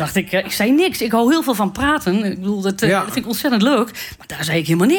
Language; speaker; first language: Dutch; native; Dutch